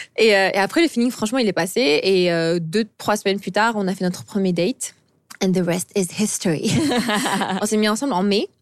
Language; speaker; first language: French; early bilingual, other home language; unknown